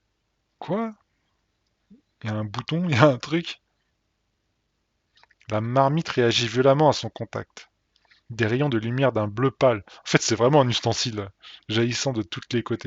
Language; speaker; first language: French; native; French